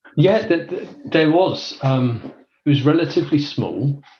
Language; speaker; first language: English; native; English